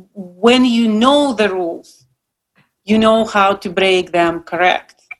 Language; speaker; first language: English; non-native, fluent; Russian